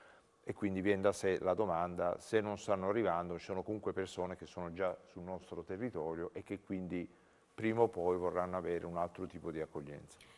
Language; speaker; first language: Italian; native; Italian